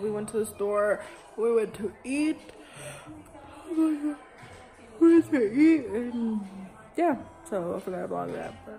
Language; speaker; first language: English; early bilingual, other home language; Spanish